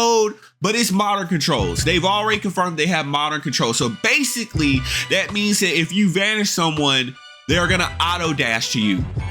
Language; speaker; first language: English; native; English